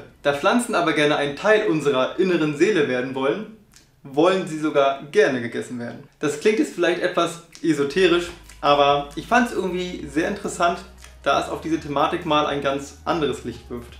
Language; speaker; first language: German; native; German